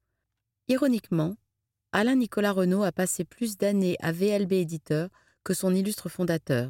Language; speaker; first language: French; native; French